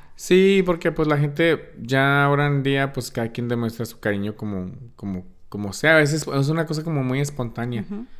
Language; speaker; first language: Spanish; early bilingual, heritage; Spanish